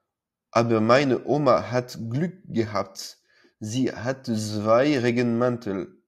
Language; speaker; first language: German; non-native, learner; French